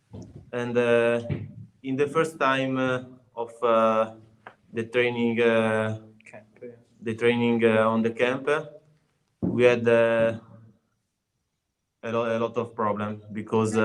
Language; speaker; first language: English; non-native, learner; Italian